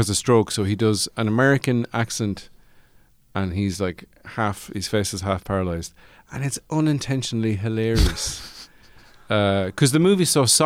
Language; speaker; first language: English; native; English